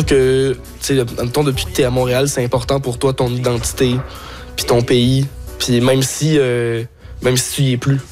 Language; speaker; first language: French; native; French